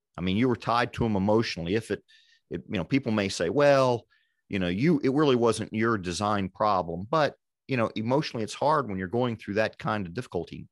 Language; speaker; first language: English; native; English